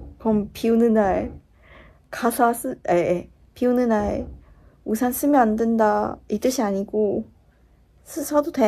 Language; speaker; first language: Korean; non-native, fluent; Chinese